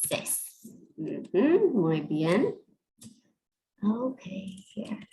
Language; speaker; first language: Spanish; non-native, fluent; English